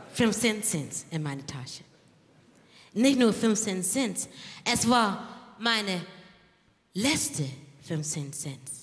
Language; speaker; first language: German; non-native, learner; English